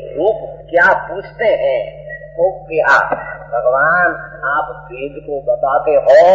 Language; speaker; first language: Hindi; non-native, local second language; Gujarati